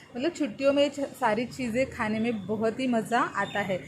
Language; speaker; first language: Hindi; non-native, local second language; Marathi